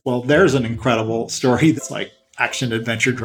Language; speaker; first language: English; native; English